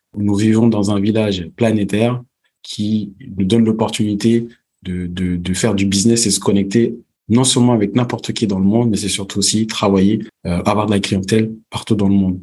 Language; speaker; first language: French; early bilingual, other home language; Fula